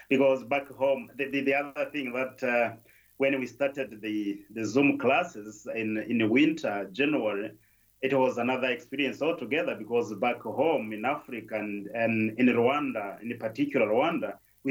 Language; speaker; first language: English; non-native, local second language; Kinyarwanda